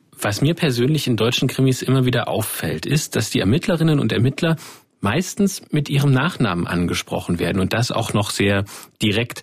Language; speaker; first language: German; native; German